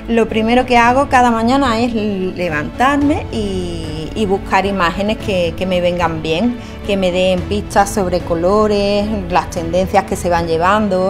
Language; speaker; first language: Spanish; native; Spanish